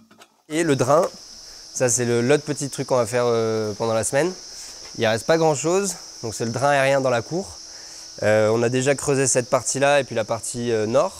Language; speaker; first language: French; native; French